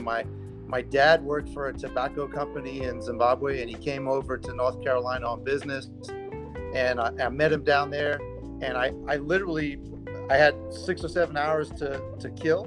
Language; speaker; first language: English; native; English